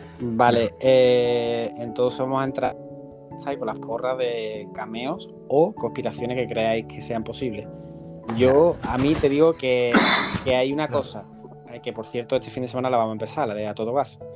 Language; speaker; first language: Spanish; native; Spanish